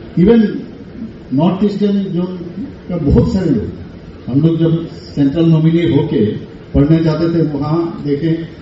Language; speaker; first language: Hindi; non-native, local second language; Bangla